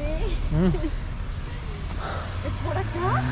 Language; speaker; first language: Spanish; native; Spanish